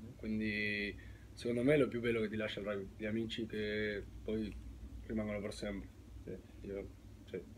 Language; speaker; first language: Italian; non-native, learner; Spanish